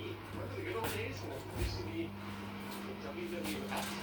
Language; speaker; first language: English; native; English